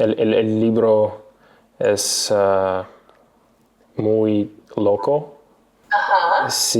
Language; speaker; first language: Spanish; non-native, learner; English